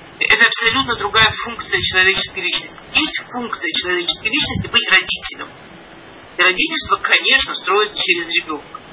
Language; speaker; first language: Russian; early bilingual, heritage; Russian